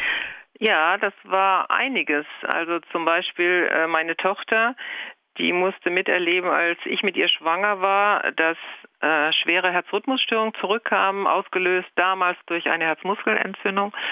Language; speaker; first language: German; native; German